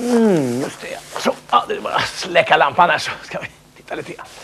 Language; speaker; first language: Swedish; native; Swedish